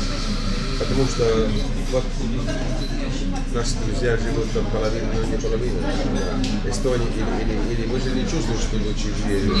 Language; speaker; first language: Russian; non-native, fluent; Estonian